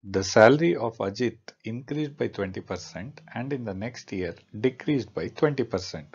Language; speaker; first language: English; non-native, local second language; Kannada